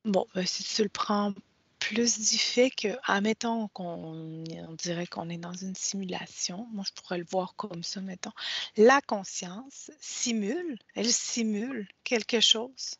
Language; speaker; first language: French; native; French